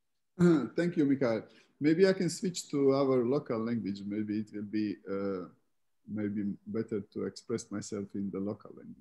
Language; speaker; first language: English; non-native, fluent; Croatian